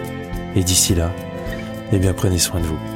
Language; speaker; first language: French; native; French